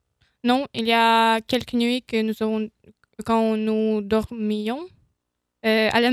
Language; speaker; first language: French; non-native, learner; Ukrainian